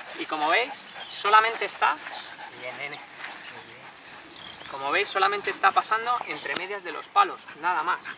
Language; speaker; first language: Spanish; native; Spanish